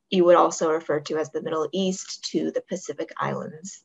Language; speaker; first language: English; native; English